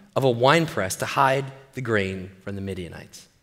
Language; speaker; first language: English; native; English